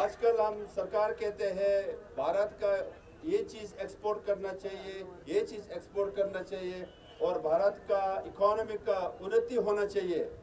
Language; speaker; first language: Hindi; non-native, learner; Tibetan